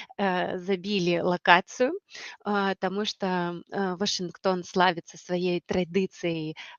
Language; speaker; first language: Belarusian; non-native, local second language; Russian